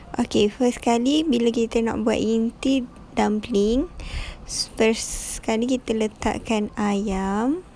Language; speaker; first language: Malay; native; Malay